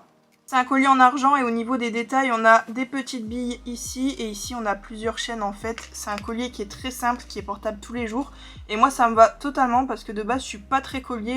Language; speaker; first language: French; native; French